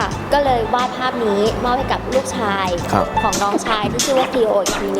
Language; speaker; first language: Thai; native; Thai